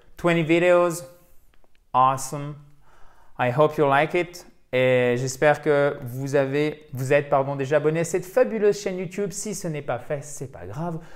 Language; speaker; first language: French; native; French